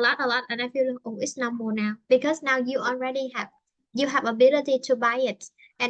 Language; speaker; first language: English; non-native, fluent; Vietnamese